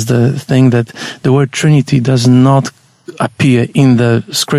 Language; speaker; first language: English; non-native, fluent; Polish